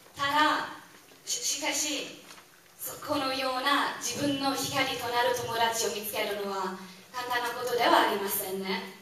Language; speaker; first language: Japanese; non-native, fluent; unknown